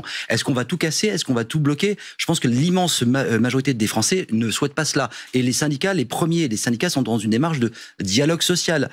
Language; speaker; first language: French; native; French